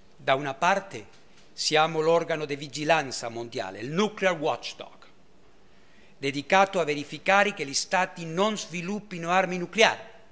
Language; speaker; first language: Italian; early bilingual, heritage; Italian